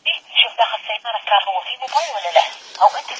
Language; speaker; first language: Arabic; native; Arabic